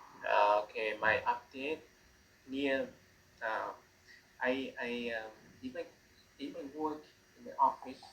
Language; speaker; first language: English; non-native, learner; Vietnamese